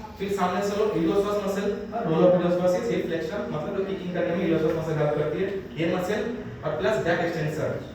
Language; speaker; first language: Hindi; non-native, local second language; Bangla